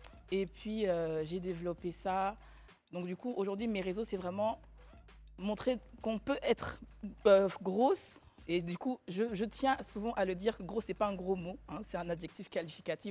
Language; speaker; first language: French; non-native, local second language; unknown